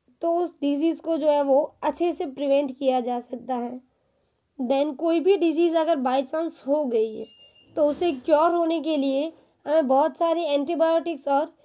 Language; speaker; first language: Hindi; non-native, local second language; Gujarati